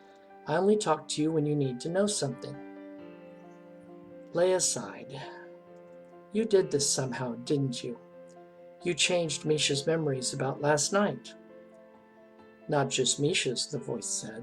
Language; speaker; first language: English; native; English